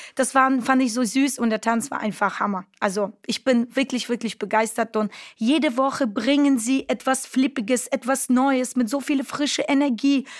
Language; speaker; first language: German; non-native, fluent; Romanian